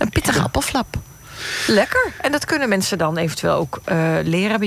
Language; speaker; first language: Dutch; native; Dutch